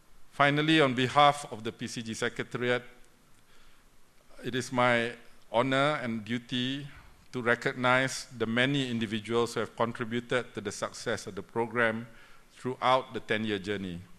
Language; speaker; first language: English; non-native, local second language; Malay